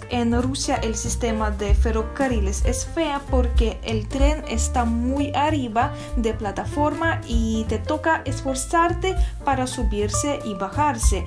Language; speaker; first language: Spanish; non-native, fluent; Russian